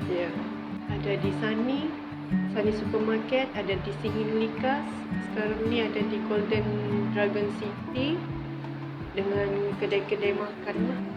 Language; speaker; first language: Malay; native; Malay